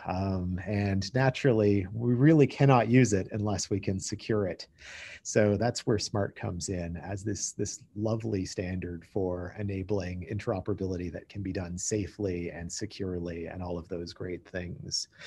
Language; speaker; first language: English; native; English